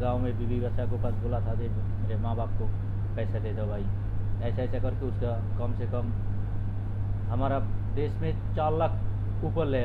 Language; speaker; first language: Hindi; non-native, learner; Bangla